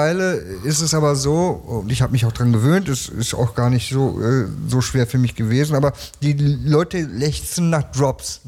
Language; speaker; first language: German; native; German